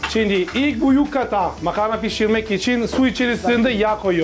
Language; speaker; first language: Turkish; non-native, learner; Italian